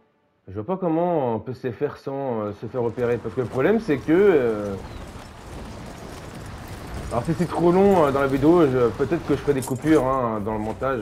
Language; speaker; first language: French; native; French